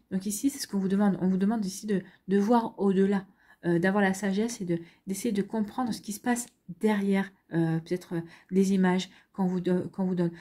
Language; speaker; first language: French; native; French